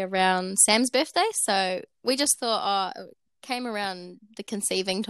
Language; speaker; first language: English; native; English